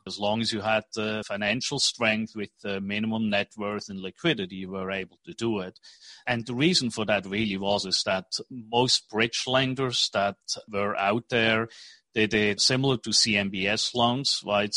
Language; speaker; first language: English; non-native, fluent; Swiss German